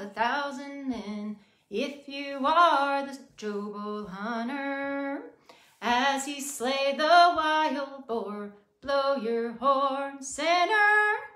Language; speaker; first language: English; native; English